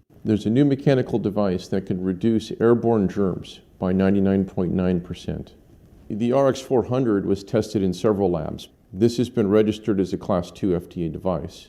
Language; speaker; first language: English; native; English